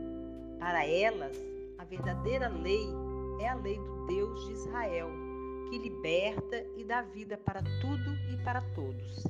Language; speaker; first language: Portuguese; native; Portuguese